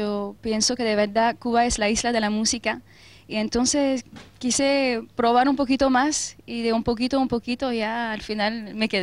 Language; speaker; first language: Spanish; non-native, fluent; French